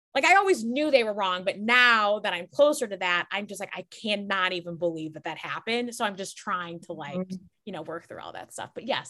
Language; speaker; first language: English; native; English